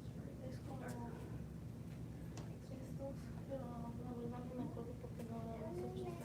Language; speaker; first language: Spanish; early bilingual, heritage; Spanish